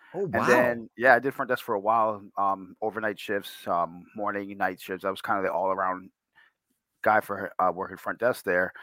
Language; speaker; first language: English; native; English